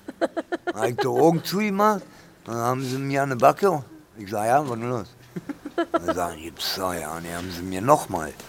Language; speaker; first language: German; early bilingual, other home language; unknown